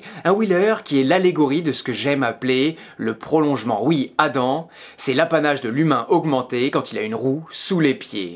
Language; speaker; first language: French; native; French